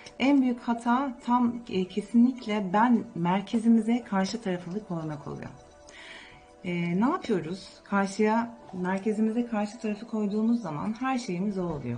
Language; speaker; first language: Turkish; native; Turkish